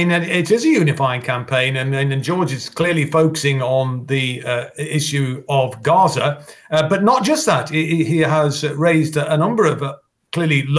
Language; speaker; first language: English; native; English